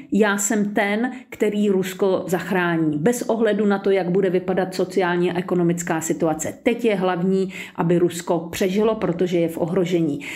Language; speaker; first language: Czech; native; Czech